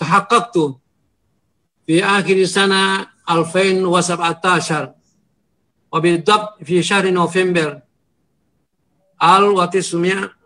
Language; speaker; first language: Arabic; non-native, fluent; Indonesian